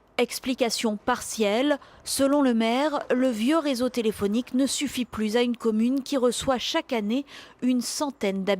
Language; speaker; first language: French; native; French